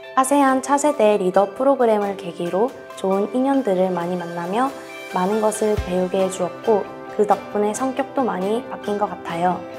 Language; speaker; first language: Korean; native; Korean